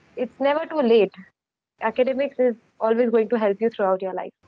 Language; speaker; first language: English; non-native, local second language; Marathi